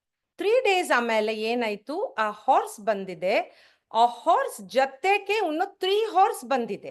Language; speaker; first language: Kannada; non-native, learner; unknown